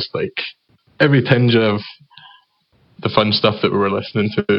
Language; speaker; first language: English; native; English